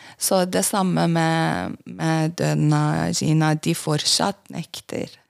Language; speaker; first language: Norwegian; non-native, fluent; Persian